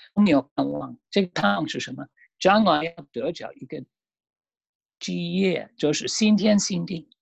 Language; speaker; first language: Chinese; non-native, fluent; English